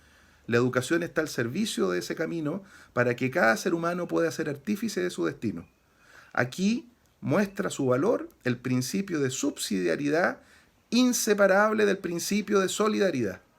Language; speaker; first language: Spanish; native; Spanish